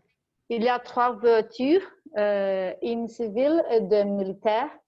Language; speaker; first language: French; non-native, learner; Portuguese